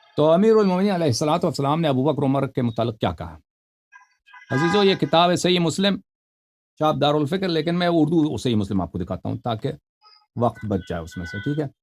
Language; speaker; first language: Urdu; non-native, fluent; Persian